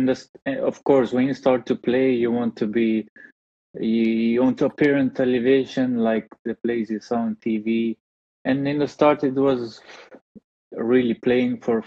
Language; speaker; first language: English; non-native, fluent; Dutch